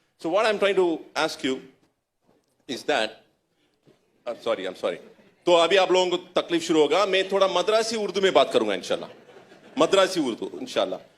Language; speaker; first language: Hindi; non-native, local second language; Tamil